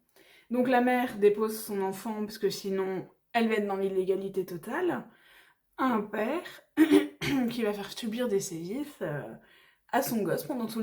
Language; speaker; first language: French; native; French